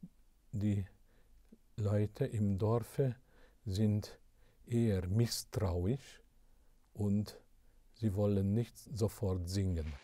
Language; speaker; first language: German; non-native, fluent; Hungarian